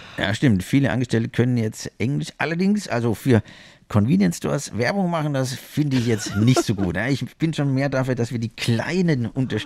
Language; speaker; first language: German; native; German